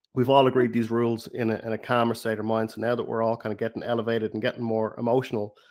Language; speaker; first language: English; native; English